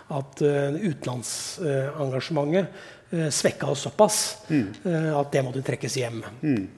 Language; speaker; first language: Norwegian; native; Norwegian